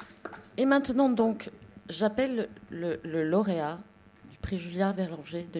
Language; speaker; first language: French; native; French